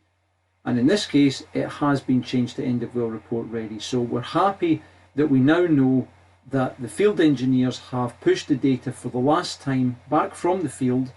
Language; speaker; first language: English; native; English